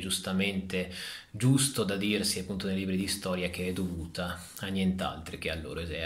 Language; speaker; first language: Italian; native; Italian